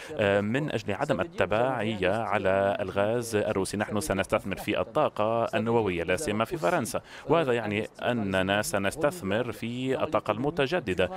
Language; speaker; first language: Arabic; non-native, fluent; French